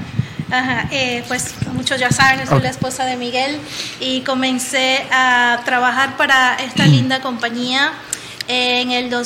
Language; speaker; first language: Spanish; native; Spanish